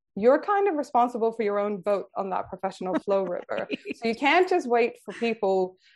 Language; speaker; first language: English; non-native, fluent; Swedish